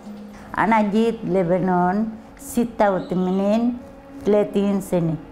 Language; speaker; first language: Arabic; non-native, learner; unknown